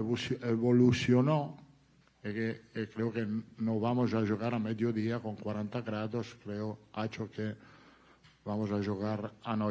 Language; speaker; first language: Portuguese; non-native, learner; Italian